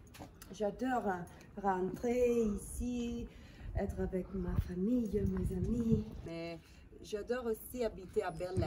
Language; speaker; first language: French; non-native, fluent; Italian